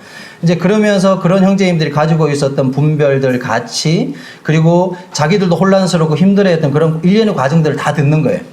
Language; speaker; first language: Korean; native; Korean